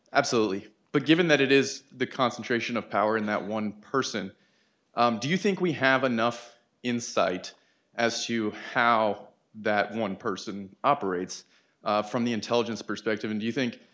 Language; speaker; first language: English; native; English